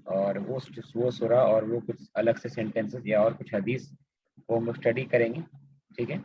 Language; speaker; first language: Urdu; native; Urdu